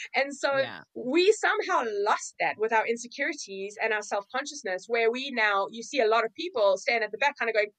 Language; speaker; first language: English; native; English